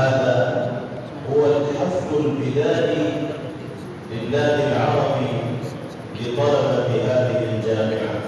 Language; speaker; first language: Arabic; non-native, fluent; Urdu